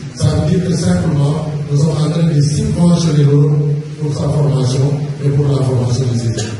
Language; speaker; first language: French; non-native, local second language; Wolof